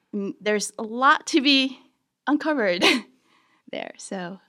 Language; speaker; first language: English; early bilingual, other home language; Chinese